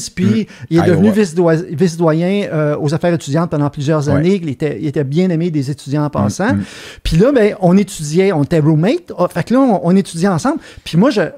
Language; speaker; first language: French; native; French